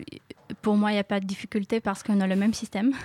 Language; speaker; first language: French; non-native, learner; Ukrainian